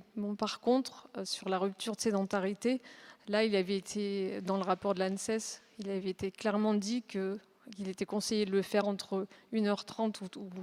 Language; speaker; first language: French; native; French